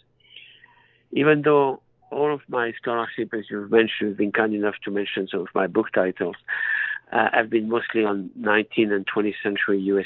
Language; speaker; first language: English; non-native, fluent; French